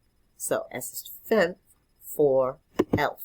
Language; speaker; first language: German; non-native, fluent; English